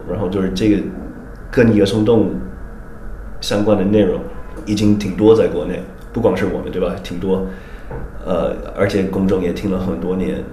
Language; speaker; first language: Chinese; non-native, fluent; English